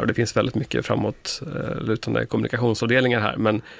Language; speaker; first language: Swedish; native; Swedish